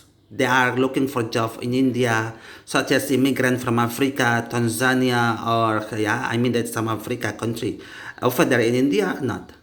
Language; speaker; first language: English; non-native, learner; Indonesian